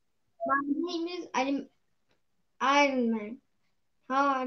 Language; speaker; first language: English; non-native, learner; Turkish